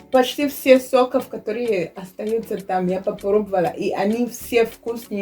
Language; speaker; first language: Russian; non-native, fluent; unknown